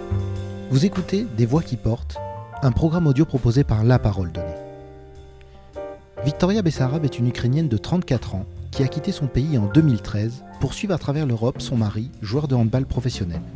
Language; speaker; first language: French; native; French